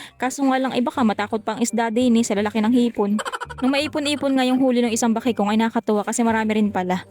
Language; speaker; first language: Filipino; native; Filipino